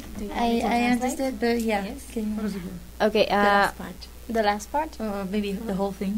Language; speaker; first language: English; non-native, fluent; French